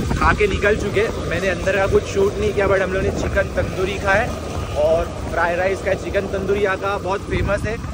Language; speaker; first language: Hindi; native; Hindi